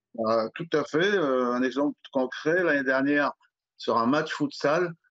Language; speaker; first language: French; native; French